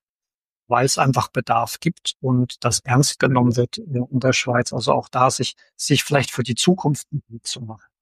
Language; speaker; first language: German; native; German